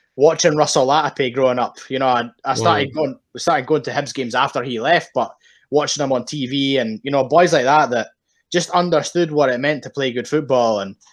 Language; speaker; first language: English; native; English